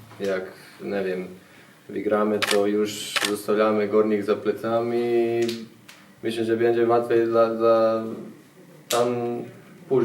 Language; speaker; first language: Polish; non-native, fluent; Bosnian